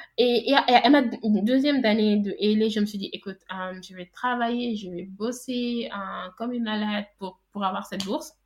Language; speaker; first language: French; non-native, local second language; Wolof